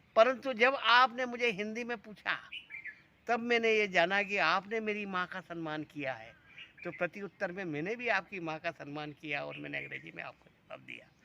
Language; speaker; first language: Hindi; native; Hindi